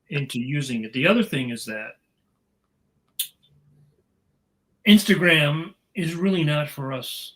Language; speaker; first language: English; native; English